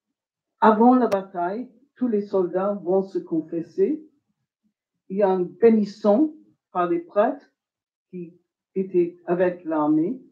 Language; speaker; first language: French; non-native, fluent; English